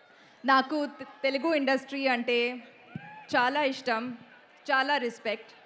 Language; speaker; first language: Telugu; non-native, learner; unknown